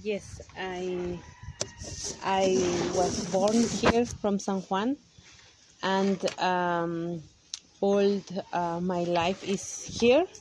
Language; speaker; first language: English; non-native, local second language; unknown